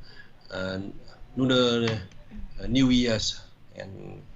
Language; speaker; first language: English; non-native, learner; Vietnamese